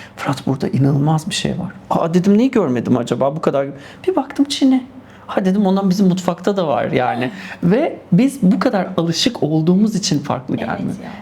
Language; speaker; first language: Turkish; native; Turkish